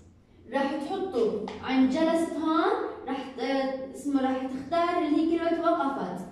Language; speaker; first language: Arabic; native; Arabic